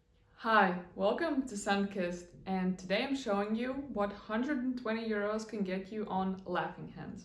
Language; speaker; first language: English; non-native, fluent; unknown